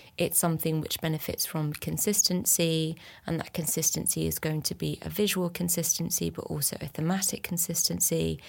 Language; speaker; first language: English; early bilingual, other home language; French